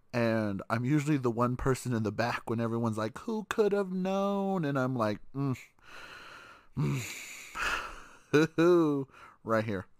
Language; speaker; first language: English; native; English